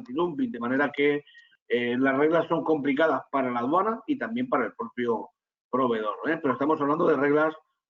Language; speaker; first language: Spanish; native; Spanish